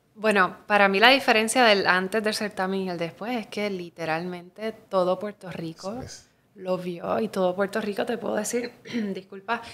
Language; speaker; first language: Spanish; native; Spanish